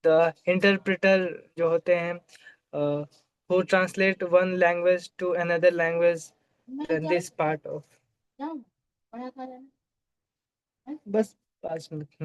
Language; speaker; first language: English; non-native, local second language; Hindi